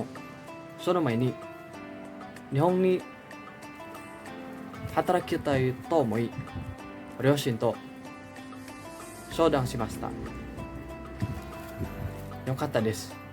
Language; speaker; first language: Japanese; non-native, learner; Indonesian